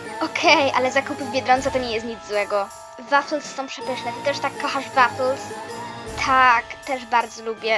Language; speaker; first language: Polish; native; Polish